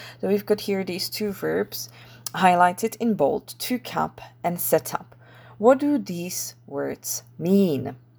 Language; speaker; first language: English; non-native, fluent; Czech